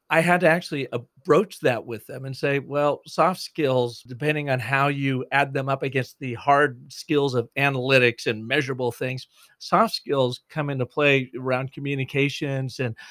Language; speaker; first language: English; native; English